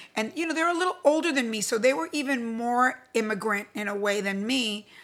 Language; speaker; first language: English; early bilingual, other home language; Spanish